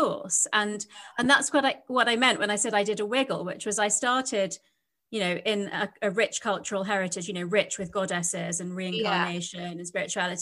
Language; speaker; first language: English; native; English